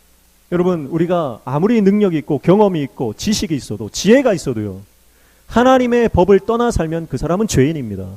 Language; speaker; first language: Korean; native; Korean